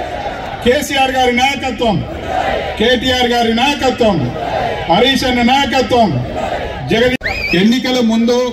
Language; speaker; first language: Telugu; native; Telugu